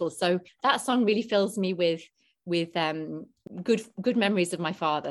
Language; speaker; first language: English; native; English